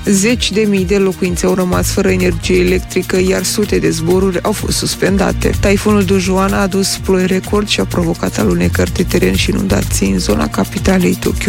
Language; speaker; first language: Romanian; native; Romanian